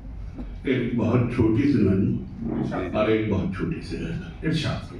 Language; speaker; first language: Hindi; native; Hindi